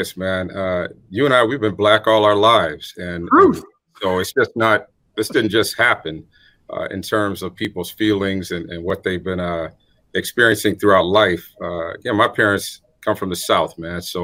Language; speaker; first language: English; native; English